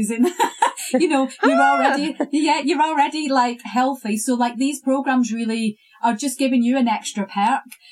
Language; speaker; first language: English; native; English